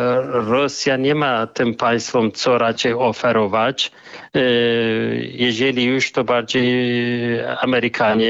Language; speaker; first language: Polish; non-native, fluent; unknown